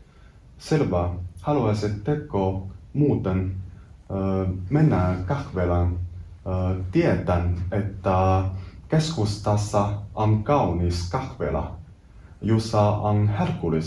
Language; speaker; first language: Finnish; non-native, fluent; Chinese